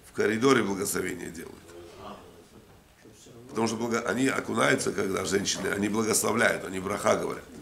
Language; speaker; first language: Russian; native; Russian